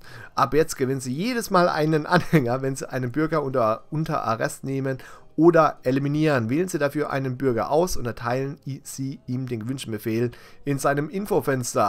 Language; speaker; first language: German; native; German